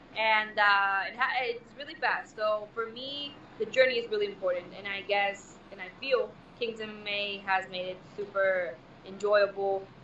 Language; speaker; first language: English; non-native, fluent; Spanish